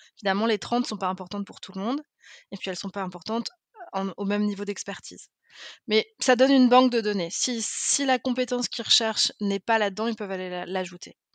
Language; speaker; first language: French; native; French